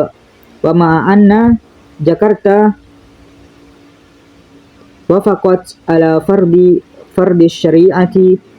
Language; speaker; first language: Arabic; non-native, learner; Indonesian